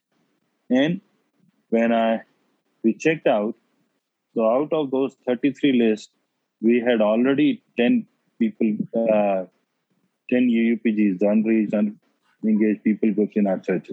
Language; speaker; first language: English; non-native, local second language; Hindi